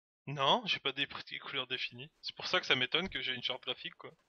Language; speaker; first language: French; native; French